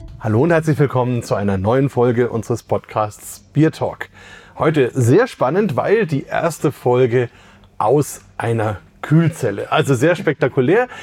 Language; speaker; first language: German; native; German